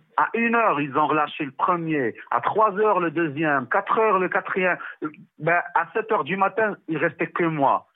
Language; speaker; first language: French; non-native, local second language; Arabic